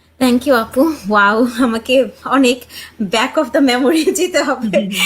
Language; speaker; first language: Bangla; early bilingual, heritage; Bangla